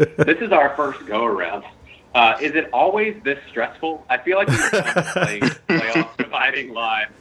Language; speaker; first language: English; native; English